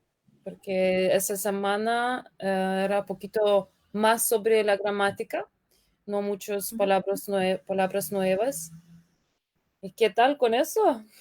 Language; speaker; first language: Spanish; non-native, fluent; Lithuanian